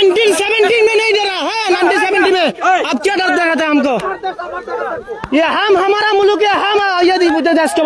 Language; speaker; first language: Hindi; non-native, learner; Bangla